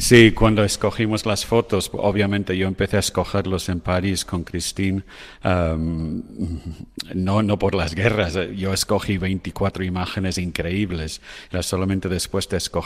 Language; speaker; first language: Spanish; non-native, fluent; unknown